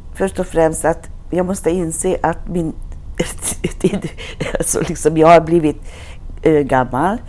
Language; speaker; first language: Swedish; non-native, fluent; Hungarian